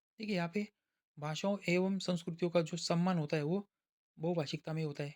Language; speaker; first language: Hindi; non-native, local second language; Marathi